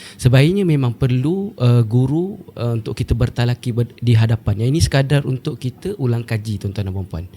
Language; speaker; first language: Malay; native; Malay